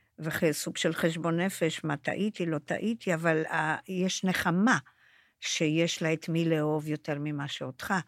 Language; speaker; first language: Hebrew; non-native, fluent; Romanian